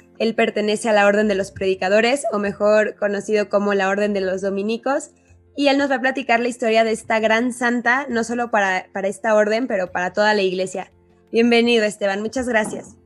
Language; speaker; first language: Spanish; native; Spanish